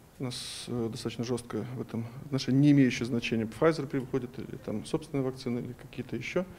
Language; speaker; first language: Russian; native; Russian